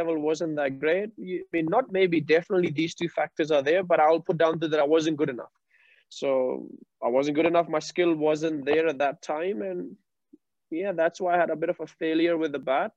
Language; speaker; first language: English; non-native, local second language; Punjabi